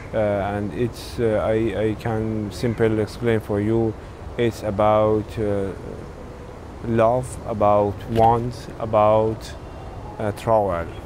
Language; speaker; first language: English; non-native, learner; Persian